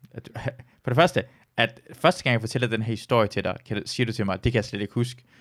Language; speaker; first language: Danish; non-native, fluent; Persian